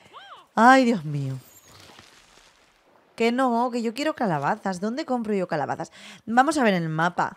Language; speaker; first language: Spanish; native; Spanish